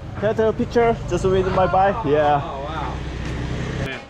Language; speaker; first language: English; non-native, learner; Korean